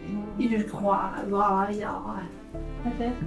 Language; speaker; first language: French; non-native, learner; Norwegian